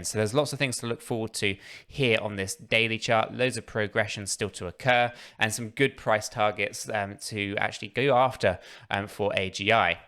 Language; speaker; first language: English; native; English